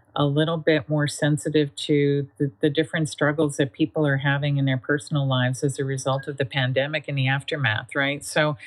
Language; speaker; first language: English; native; English